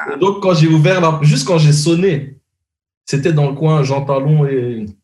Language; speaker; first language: French; native; French